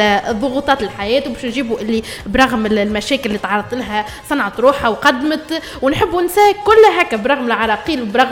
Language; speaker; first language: Arabic; native; Arabic